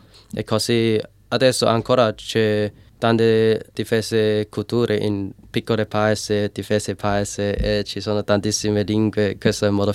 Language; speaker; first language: Italian; non-native, learner; Cantonese